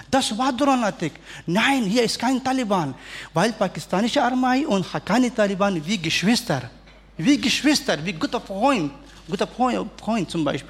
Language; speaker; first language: German; non-native, learner; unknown